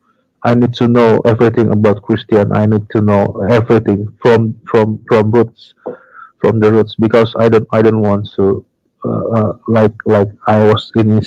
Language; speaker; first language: English; non-native, learner; Indonesian